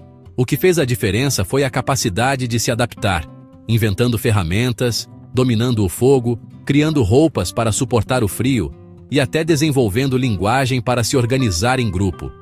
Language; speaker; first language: Portuguese; native; Portuguese